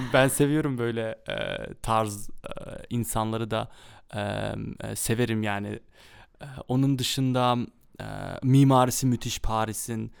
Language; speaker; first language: Turkish; early bilingual, heritage; Turkish